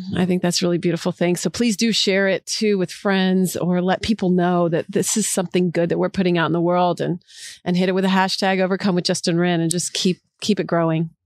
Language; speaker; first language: English; early bilingual, other home language; Portuguese